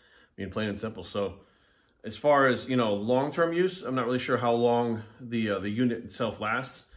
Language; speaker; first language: English; native; English